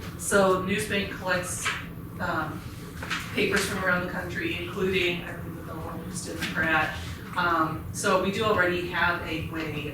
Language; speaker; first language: English; native; English